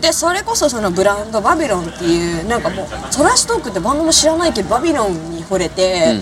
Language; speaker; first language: Japanese; early bilingual, heritage; Japanese